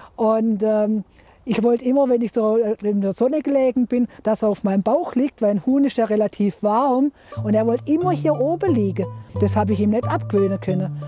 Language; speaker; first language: German; native; German